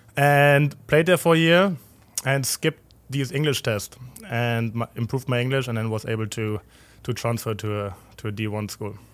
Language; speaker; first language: English; non-native, fluent; German